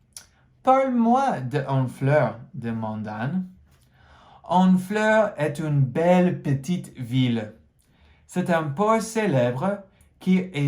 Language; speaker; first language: French; non-native, fluent; English